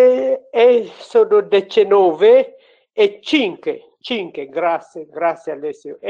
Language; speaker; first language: Italian; non-native, learner; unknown